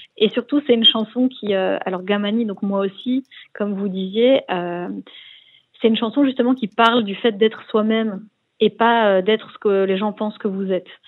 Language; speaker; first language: French; native; French